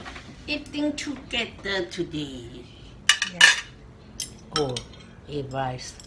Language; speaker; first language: English; non-native, learner; Thai